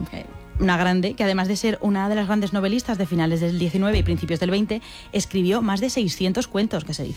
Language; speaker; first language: Spanish; native; Spanish